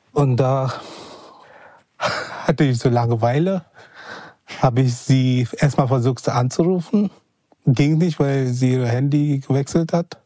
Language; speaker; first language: German; non-native, fluent; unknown